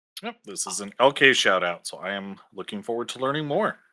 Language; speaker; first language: English; native; English